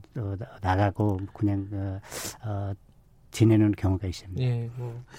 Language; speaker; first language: Korean; non-native, fluent; Nepali